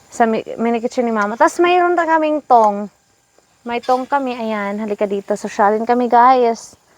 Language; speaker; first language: Filipino; non-native, local second language; Hiligaynon